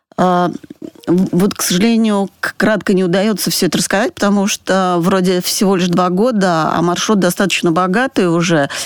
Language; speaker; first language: Russian; native; Russian